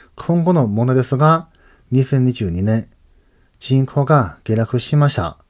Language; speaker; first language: Japanese; non-native, fluent; Chinese